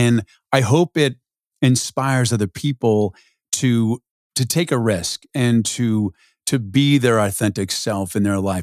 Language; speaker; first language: English; native; English